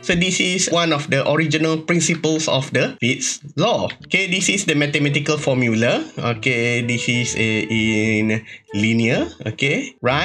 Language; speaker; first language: English; non-native, local second language; Malay